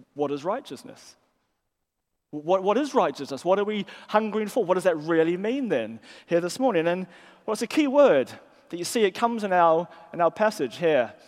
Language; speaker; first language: English; native; English